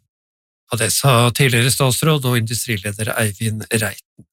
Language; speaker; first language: Norwegian; native; Norwegian